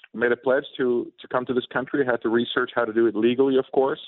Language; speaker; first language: English; non-native, fluent; Swedish